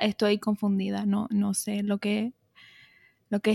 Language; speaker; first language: Spanish; early bilingual, heritage; Spanish